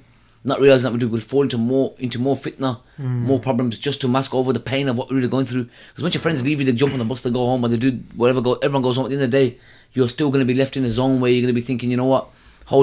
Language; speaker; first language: English; native; English